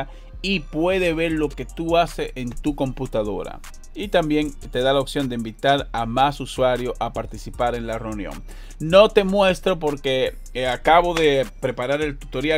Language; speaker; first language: Spanish; native; Spanish